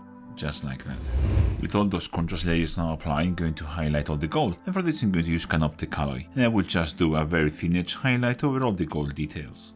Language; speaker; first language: English; non-native, fluent; Spanish